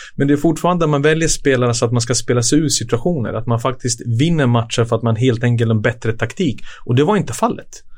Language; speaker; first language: Swedish; early bilingual, other home language; Serbian